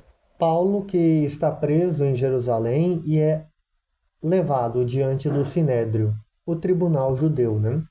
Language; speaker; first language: Portuguese; native; Portuguese